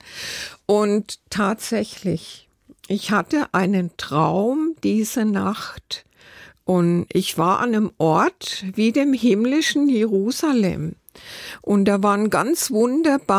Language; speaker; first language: German; native; German